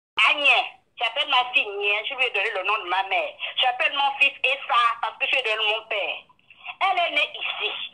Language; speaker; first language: French; non-native, local second language; Fang